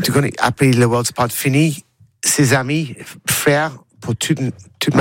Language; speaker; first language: French; non-native, learner; English